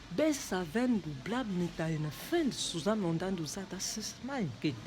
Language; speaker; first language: German; non-native, learner; French